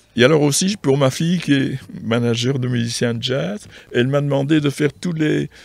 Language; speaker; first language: French; native; French